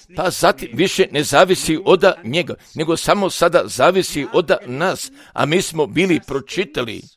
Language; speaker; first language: Croatian; non-native, fluent; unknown